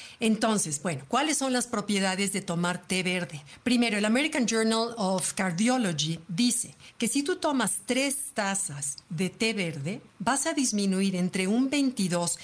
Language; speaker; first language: Spanish; native; Spanish